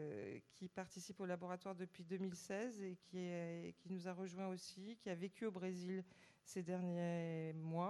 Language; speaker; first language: French; native; French